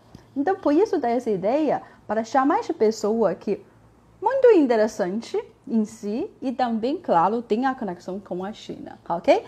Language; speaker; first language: Portuguese; non-native, fluent; Chinese